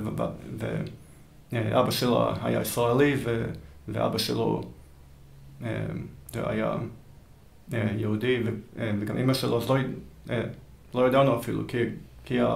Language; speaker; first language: Hebrew; early bilingual, heritage; Hebrew